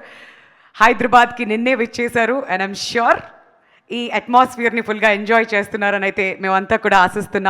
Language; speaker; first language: Telugu; native; Telugu